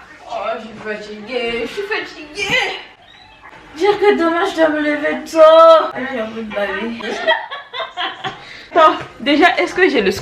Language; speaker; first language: French; native; French